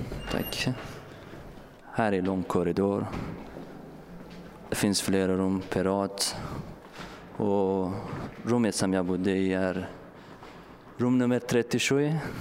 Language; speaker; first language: Swedish; non-native, fluent; Persian